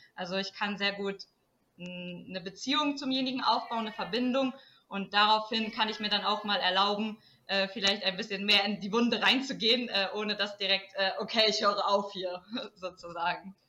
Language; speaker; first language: German; native; German